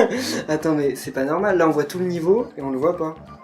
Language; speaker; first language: French; native; French